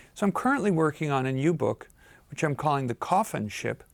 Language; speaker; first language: English; native; English